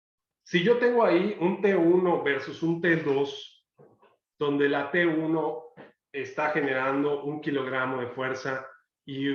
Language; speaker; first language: Spanish; native; Spanish